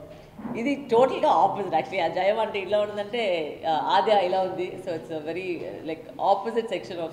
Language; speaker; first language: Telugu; non-native, learner; Tamil